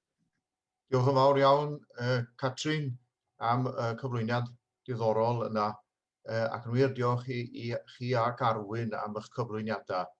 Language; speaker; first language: Welsh; native; Welsh